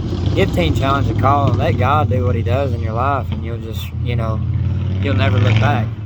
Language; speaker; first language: English; native; English